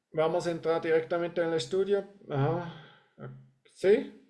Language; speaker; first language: Spanish; non-native, fluent; English